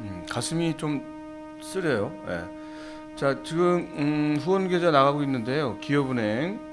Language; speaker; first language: Korean; native; Korean